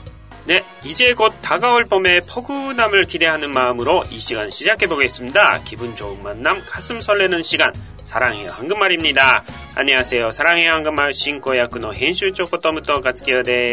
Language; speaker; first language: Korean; non-native, fluent; Japanese